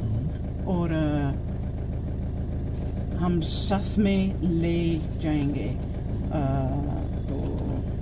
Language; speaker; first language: Hindi; non-native, learner; English